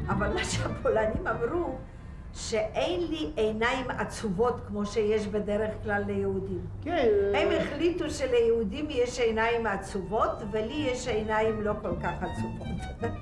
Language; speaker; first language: Hebrew; non-native, fluent; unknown